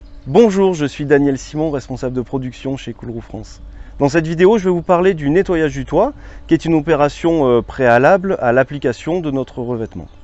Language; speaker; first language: French; native; French